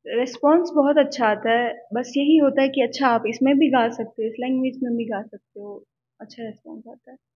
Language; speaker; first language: Hindi; non-native, local second language; Punjabi